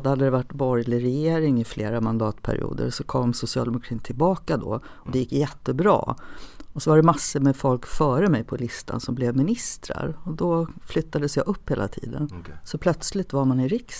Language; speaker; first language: Swedish; native; Swedish